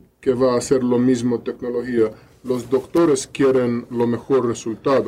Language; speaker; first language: Spanish; non-native, learner; Russian